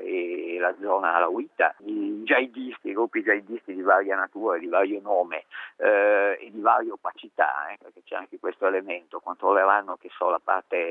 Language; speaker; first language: Italian; native; Italian